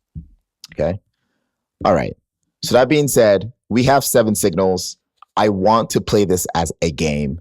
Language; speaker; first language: English; native; English